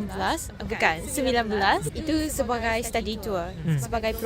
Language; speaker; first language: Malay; non-native, fluent; Japanese